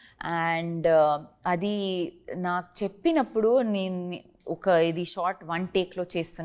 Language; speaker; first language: Telugu; non-native, learner; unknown